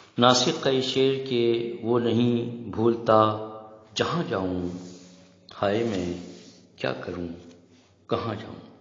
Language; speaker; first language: Urdu; native; Urdu